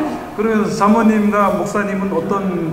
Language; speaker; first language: Korean; native; Korean